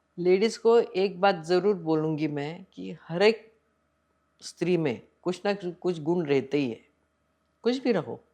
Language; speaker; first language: Hindi; non-native, local second language; Marathi